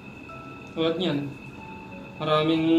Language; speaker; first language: Filipino; native; Filipino